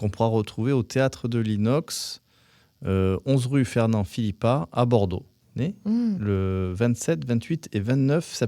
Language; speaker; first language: French; native; French